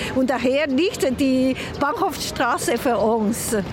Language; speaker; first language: German; non-native, fluent; Chinese